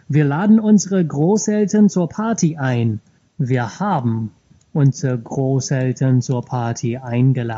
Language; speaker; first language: German; non-native, fluent; English